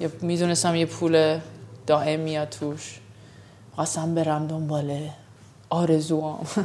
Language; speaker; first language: Persian; early bilingual, heritage; Persian